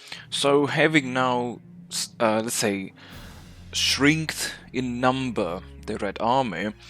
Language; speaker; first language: English; non-native, fluent; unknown